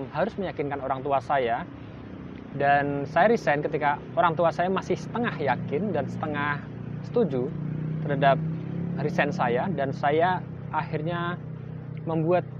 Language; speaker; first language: Indonesian; native; Indonesian